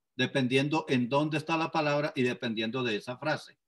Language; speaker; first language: Spanish; native; Spanish